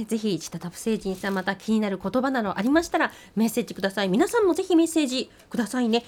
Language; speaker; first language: Japanese; native; Japanese